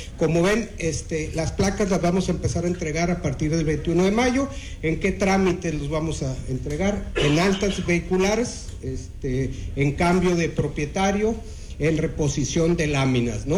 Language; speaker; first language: Spanish; native; Spanish